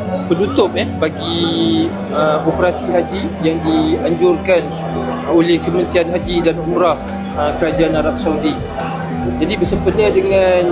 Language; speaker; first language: Malay; native; Malay